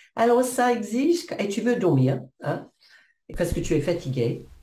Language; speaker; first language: French; non-native, fluent; English